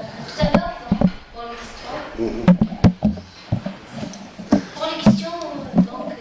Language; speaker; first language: French; non-native, local second language; Arabic